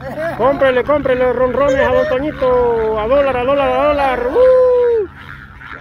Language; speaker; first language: Spanish; native; Spanish